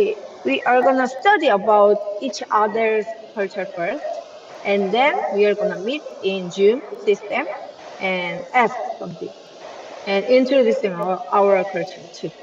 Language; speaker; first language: English; non-native, learner; Korean